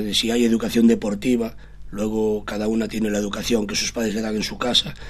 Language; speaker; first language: Spanish; non-native, local second language; Galician